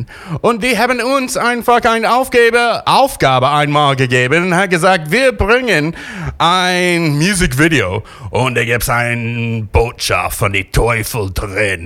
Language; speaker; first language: German; non-native, learner; English